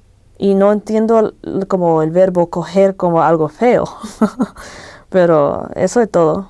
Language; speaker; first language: Spanish; early bilingual, heritage; English